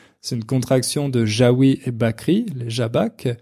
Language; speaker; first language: French; native; French